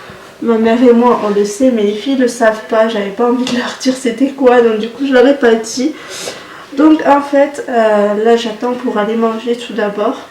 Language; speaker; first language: French; native; French